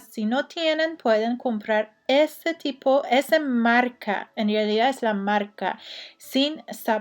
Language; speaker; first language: Spanish; non-native, learner; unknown